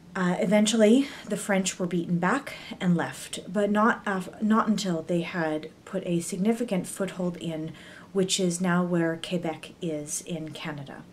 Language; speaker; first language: English; native; English